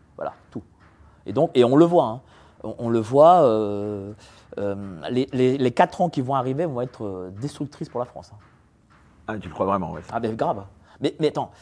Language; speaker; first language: French; early bilingual, other home language; Polish